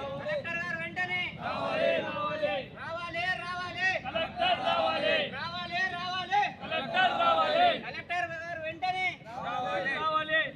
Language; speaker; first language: Telugu; non-native, local second language; Urdu